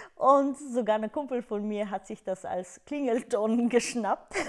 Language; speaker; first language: German; non-native, fluent; Bulgarian